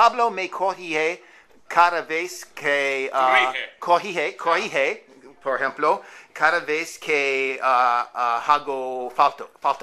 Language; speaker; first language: Spanish; non-native, learner; English